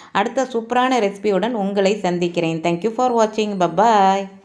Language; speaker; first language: Tamil; native; Tamil